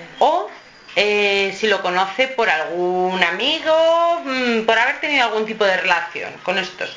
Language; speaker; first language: Spanish; native; Spanish